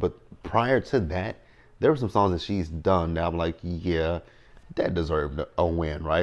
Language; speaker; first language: English; native; English